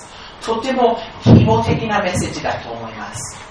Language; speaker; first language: Japanese; non-native, fluent; English